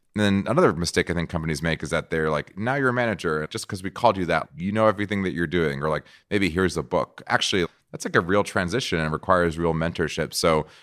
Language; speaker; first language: English; non-native, fluent; Portuguese